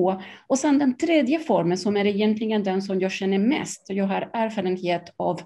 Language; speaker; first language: Swedish; non-native, fluent; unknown